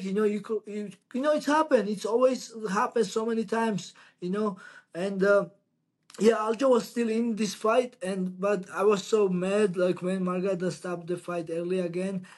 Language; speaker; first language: English; non-native, learner; Georgian